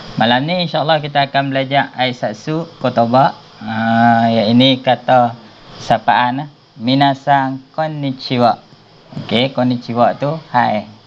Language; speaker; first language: Malay; native; Malay